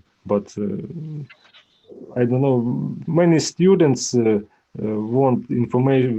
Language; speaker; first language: English; non-native, learner; Ukrainian